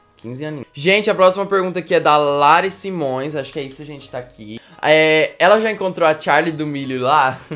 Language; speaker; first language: Portuguese; native; Portuguese